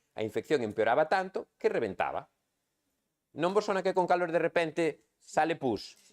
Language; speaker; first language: Spanish; native; Spanish